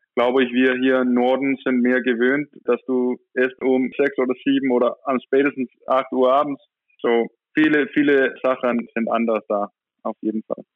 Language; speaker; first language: German; non-native, fluent; Danish